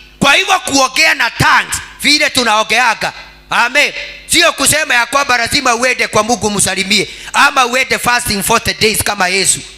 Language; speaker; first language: Swahili; non-native, local second language; Kikuyu